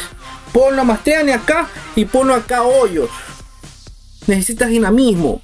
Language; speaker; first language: Spanish; native; Spanish